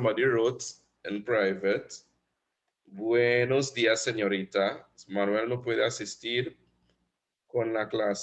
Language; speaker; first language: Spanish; non-native, fluent; English